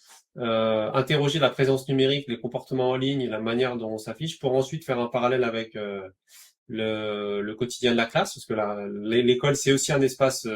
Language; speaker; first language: French; native; French